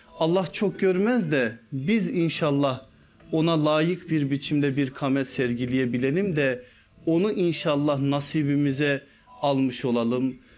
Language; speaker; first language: Turkish; native; Turkish